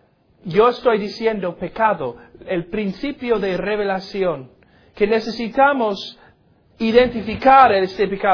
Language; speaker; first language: Spanish; non-native, learner; English